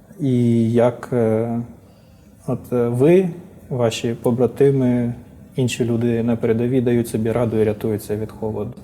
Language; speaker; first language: Ukrainian; native; Ukrainian